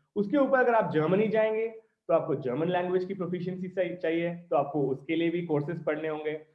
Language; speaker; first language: Hindi; non-native, local second language; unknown